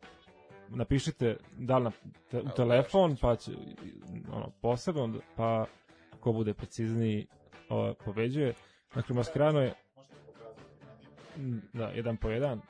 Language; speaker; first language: Serbian; native; Serbian